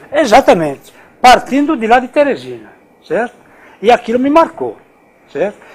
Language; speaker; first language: Portuguese; non-native, fluent; Italian